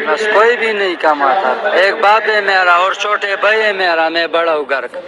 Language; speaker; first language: Urdu; non-native, local second language; Pashto